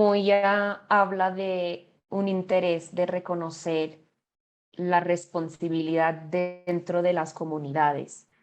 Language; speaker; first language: Spanish; non-native, fluent; English